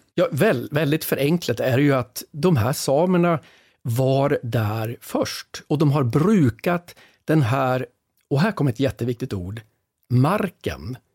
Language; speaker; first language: Swedish; native; Swedish